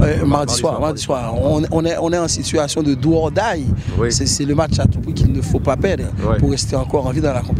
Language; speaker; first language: French; non-native, local second language; Haitian Creole